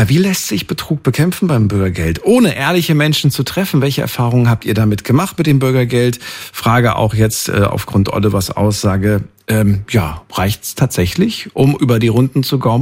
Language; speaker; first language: German; native; German